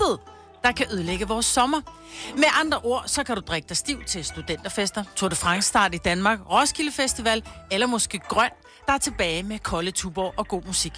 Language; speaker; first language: Danish; native; Danish